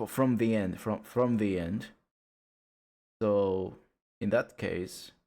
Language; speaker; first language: English; non-native, learner; Japanese